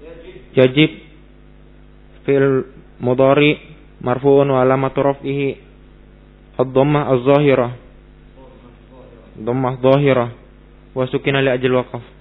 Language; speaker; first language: Arabic; non-native, learner; Indonesian